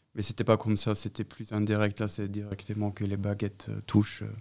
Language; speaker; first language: French; non-native, fluent; German